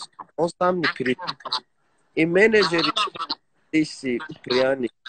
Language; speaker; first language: Russian; non-native, learner; Persian